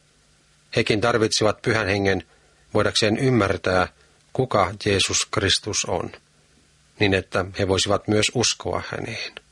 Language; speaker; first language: Finnish; native; Finnish